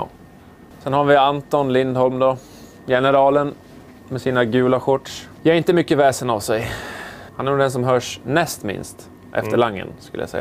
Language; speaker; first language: Swedish; native; Swedish